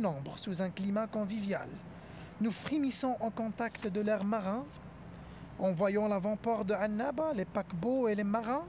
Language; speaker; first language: French; non-native, local second language; Arabic